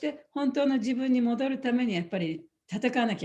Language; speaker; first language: Japanese; native; Japanese